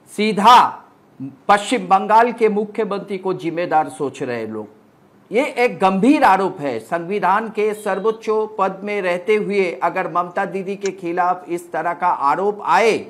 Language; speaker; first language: Hindi; non-native, local second language; Bangla